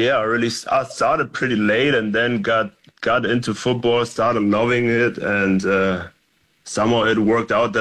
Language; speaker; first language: English; non-native, fluent; German